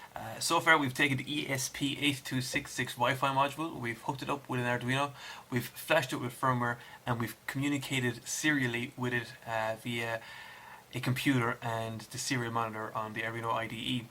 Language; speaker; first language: English; native; English